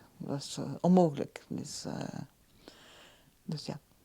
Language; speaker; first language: Dutch; non-native, local second language; French